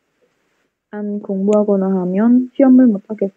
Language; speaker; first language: Korean; non-native, learner; Indonesian